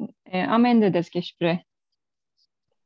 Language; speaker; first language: German; non-native, learner; Turkish